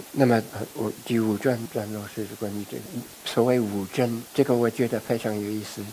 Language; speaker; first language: Chinese; non-native, fluent; English